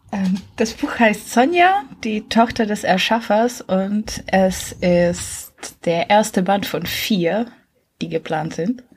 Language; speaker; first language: German; non-native, fluent; Czech